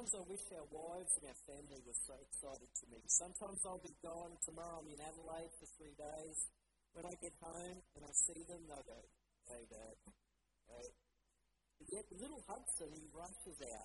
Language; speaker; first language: English; native; English